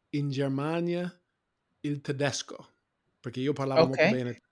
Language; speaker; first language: Italian; non-native, fluent; English